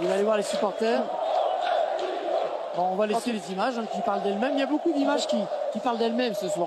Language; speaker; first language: French; native; French